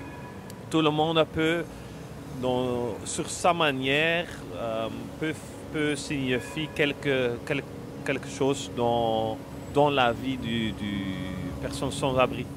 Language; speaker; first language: French; non-native, local second language; Dutch